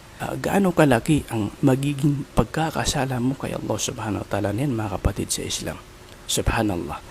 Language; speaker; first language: Filipino; non-native, local second language; Maranao